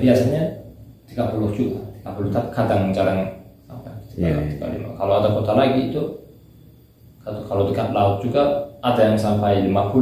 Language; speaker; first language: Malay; non-native, learner; Turkish